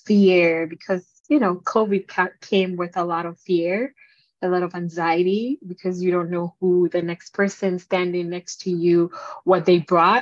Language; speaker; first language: English; non-native, local second language; Akan